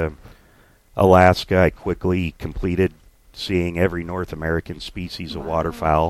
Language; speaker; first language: English; native; English